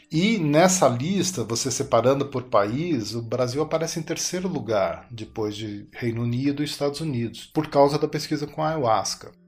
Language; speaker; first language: Portuguese; native; Portuguese